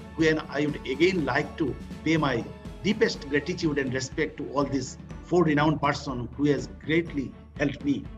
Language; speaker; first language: English; non-native, local second language; Bangla